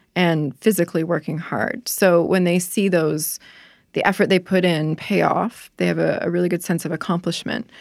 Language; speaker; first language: English; native; English